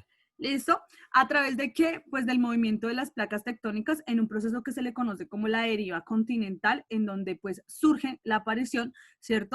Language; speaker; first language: Spanish; native; Spanish